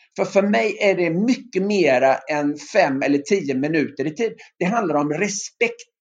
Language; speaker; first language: Swedish; native; Swedish